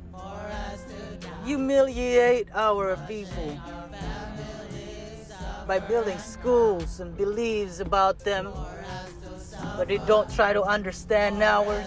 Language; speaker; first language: English; non-native, local second language; Cebuano